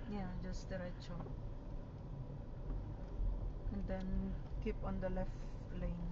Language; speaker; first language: English; non-native, local second language; Iloko